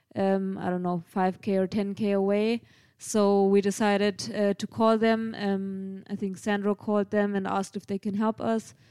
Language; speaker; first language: English; non-native, fluent; German